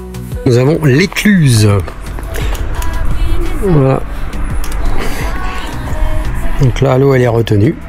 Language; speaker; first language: French; native; French